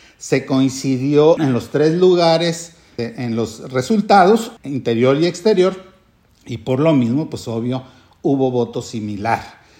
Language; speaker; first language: Spanish; native; Spanish